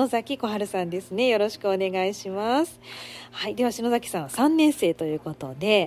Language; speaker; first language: Japanese; native; Japanese